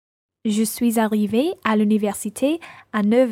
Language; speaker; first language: French; non-native, learner; English